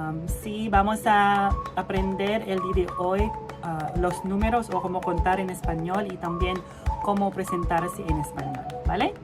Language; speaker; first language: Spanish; non-native, fluent; Filipino